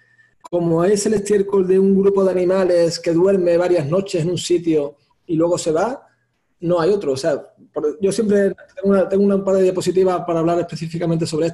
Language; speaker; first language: Spanish; native; Spanish